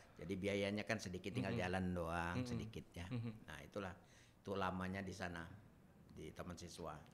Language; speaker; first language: Indonesian; native; Indonesian